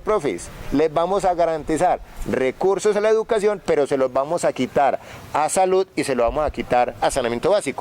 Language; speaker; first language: Spanish; native; Spanish